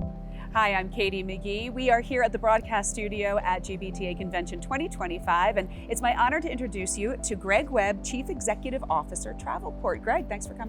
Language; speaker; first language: English; native; English